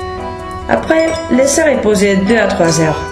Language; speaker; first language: French; non-native, learner; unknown